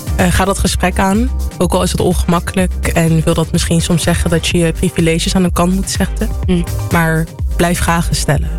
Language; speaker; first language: Dutch; native; Dutch